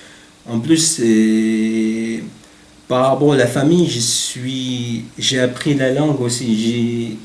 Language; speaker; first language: French; non-native, learner; Arabic